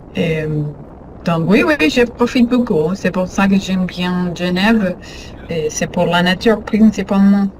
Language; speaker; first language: French; non-native, learner; Spanish